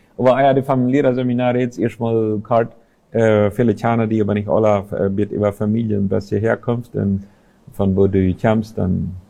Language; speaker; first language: German; non-native, local second language; Plautdietsch